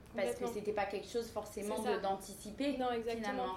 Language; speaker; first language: French; native; French